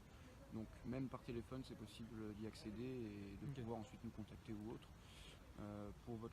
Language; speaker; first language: French; native; French